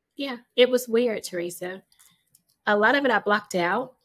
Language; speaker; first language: English; native; English